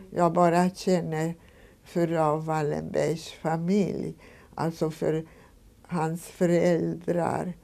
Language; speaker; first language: Swedish; non-native, fluent; Hungarian